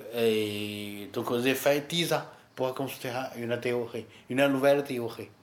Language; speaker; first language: French; non-native, learner; Chinese